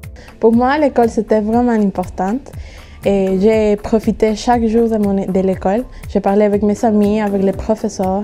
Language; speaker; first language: French; non-native, learner; Spanish